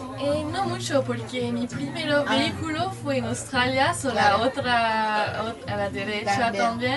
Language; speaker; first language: Spanish; non-native, learner; French